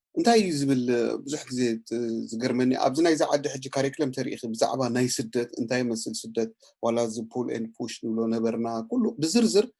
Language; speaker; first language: Tigrinya; native; Tigrinya